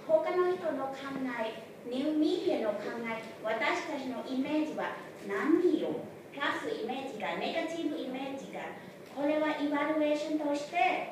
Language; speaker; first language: Japanese; non-native, fluent; Thai